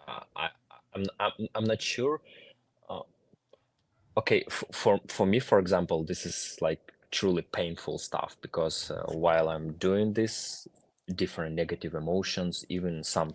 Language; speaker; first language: English; non-native, fluent; Ukrainian